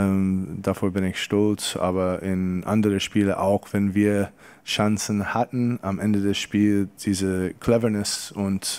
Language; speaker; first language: German; non-native, fluent; English